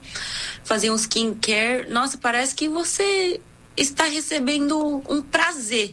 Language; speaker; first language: Portuguese; non-native, fluent; Korean